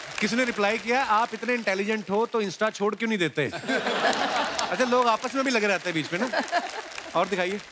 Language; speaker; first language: Hindi; non-native, local second language; Punjabi